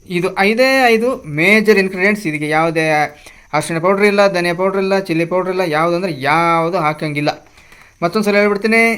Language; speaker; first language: Kannada; non-native, local second language; Kodava